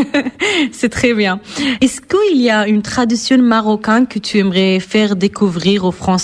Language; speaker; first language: French; non-native, fluent; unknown